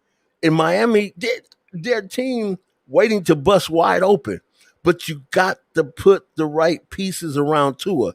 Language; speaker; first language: English; native; English